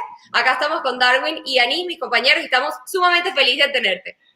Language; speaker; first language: Spanish; native; Spanish